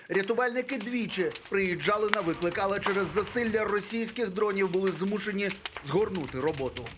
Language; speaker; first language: Ukrainian; native; Ukrainian